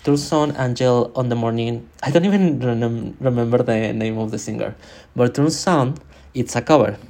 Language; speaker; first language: English; non-native, fluent; Spanish